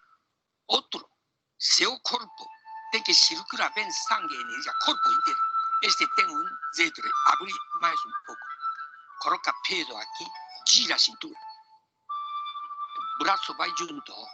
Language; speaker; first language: Portuguese; non-native, learner; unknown